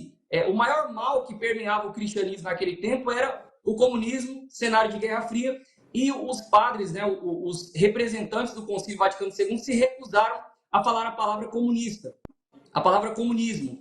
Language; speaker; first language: Portuguese; native; Portuguese